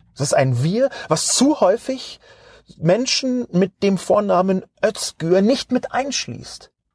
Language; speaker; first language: German; native; German